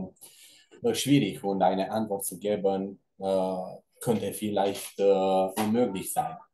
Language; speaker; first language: German; non-native, fluent; Romanian